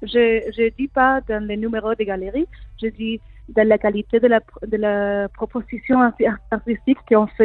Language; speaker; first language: French; non-native, learner; Spanish